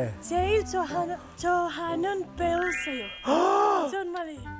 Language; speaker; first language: Korean; non-native, learner; Spanish